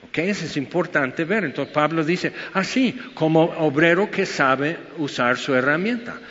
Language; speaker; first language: Spanish; non-native, fluent; English